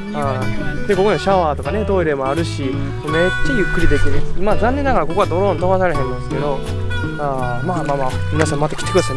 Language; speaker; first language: Japanese; native; Japanese